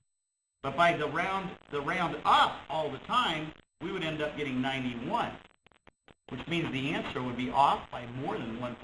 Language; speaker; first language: English; native; English